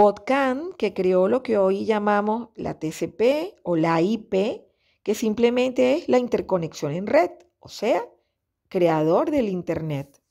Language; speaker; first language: Spanish; native; Spanish